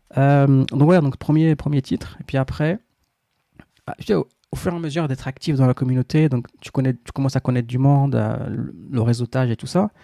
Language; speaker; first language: French; non-native, local second language; Arabic